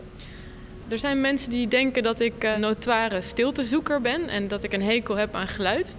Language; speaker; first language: Dutch; native; Dutch